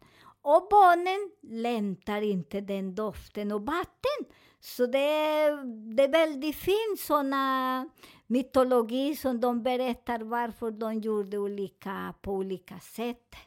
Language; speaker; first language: Swedish; non-native, learner; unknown